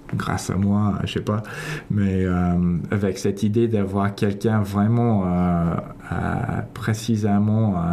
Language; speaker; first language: French; non-native, fluent; English